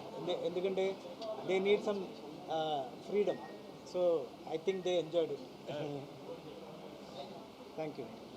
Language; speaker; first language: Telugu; non-native, fluent; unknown